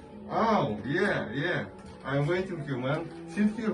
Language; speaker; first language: English; non-native, learner; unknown